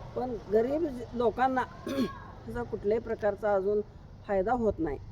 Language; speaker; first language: Marathi; native; Marathi